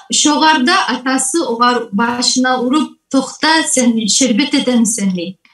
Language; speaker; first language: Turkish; non-native, learner; Kumyk